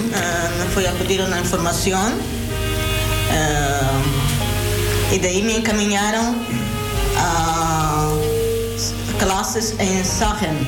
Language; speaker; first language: Spanish; non-native, learner; Portuguese